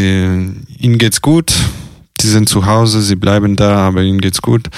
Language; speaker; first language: German; non-native, fluent; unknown